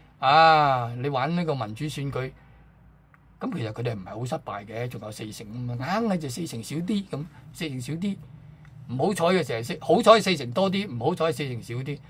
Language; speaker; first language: Chinese; non-native, local second language; Cantonese